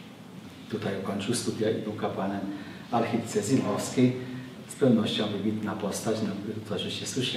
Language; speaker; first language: Polish; native; Polish